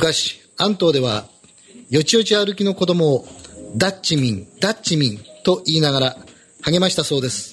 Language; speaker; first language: Japanese; native; Japanese